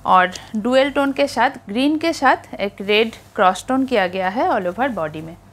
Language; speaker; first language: Hindi; non-native, local second language; Bangla